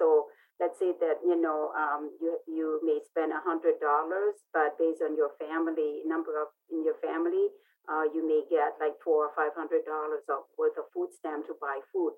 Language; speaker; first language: English; non-native, fluent; Lao